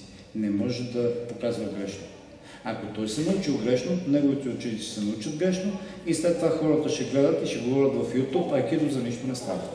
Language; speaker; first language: Bulgarian; native; Bulgarian